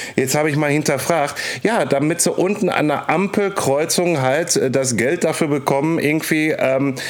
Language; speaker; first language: German; native; German